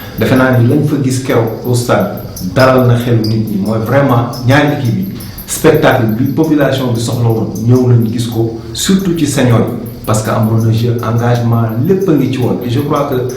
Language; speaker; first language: Wolof; native; Wolof